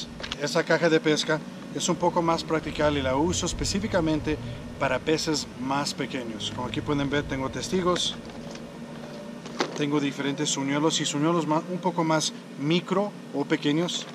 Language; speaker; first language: Spanish; early bilingual, heritage; Spanish